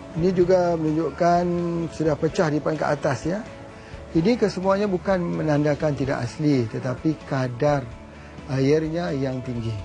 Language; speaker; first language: Malay; native; Malay